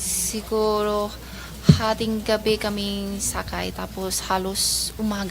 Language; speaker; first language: Filipino; non-native, learner; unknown